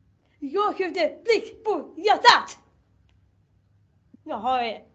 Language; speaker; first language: Swedish; non-native, learner; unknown